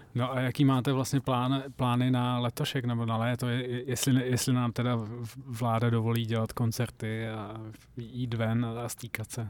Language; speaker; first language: Czech; native; Czech